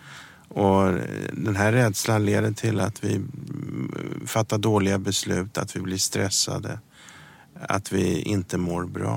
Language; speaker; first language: Swedish; early bilingual, other home language; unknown